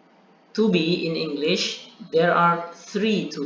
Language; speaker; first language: English; non-native, learner; Indonesian